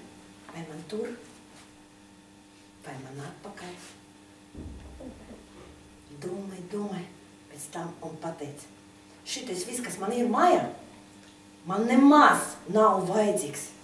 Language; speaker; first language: Latvian; non-native, local second language; Russian